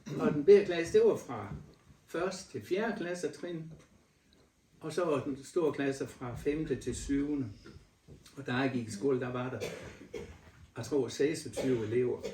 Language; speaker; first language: Danish; native; Danish